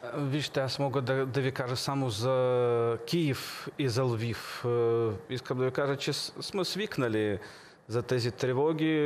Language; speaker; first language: Bulgarian; early bilingual, heritage; Bulgarian